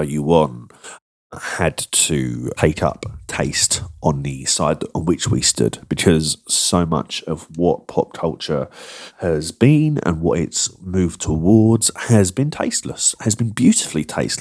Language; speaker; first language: English; native; English